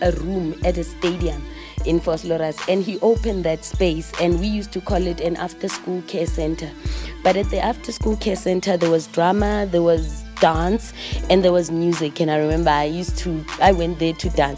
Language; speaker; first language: English; non-native, local second language; Zulu